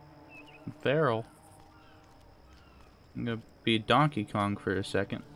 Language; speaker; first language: English; native; English